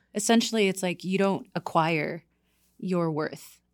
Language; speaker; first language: English; non-native, fluent; Korean